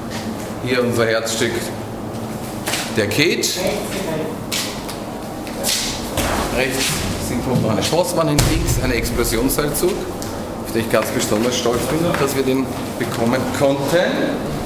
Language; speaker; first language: German; native; German